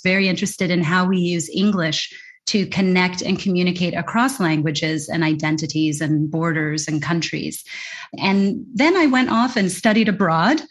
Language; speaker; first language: English; native; English